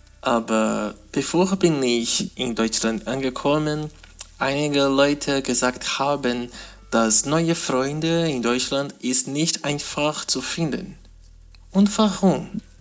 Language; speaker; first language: German; non-native, learner; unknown